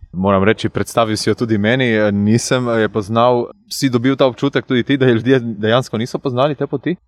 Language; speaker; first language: Slovenian; native; Slovenian